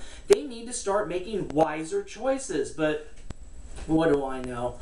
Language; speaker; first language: English; native; English